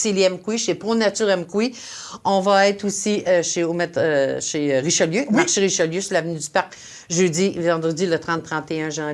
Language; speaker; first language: French; native; French